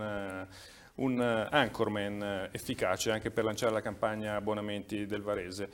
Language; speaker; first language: Italian; native; Italian